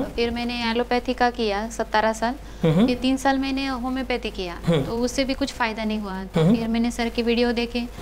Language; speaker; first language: Hindi; non-native, local second language; Marathi